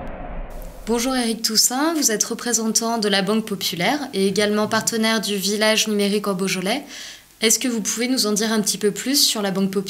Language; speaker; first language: French; native; French